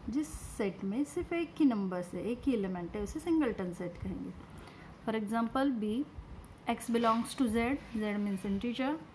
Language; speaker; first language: Hindi; non-native, local second language; Marathi